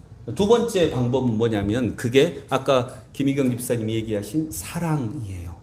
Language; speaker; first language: Korean; native; Korean